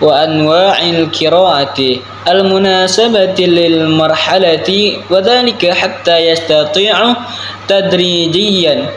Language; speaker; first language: Arabic; non-native, learner; Indonesian